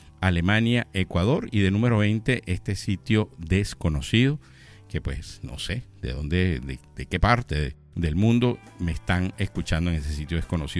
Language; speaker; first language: Spanish; native; Spanish